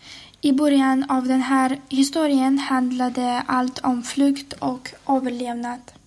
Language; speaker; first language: Swedish; non-native, fluent; Ukrainian